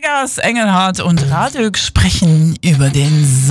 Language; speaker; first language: German; native; German